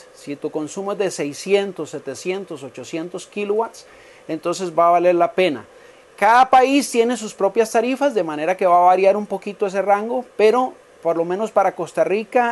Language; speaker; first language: Spanish; native; Spanish